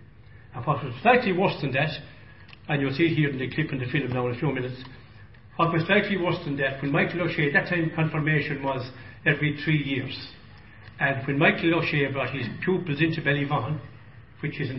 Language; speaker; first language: English; native; English